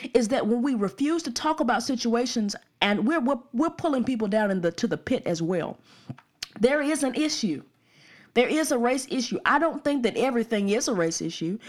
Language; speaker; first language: English; native; English